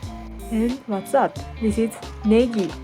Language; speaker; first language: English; non-native, learner; Japanese